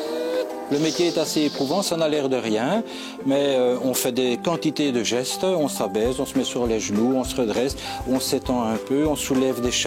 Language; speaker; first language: French; native; French